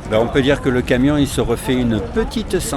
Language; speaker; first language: French; native; French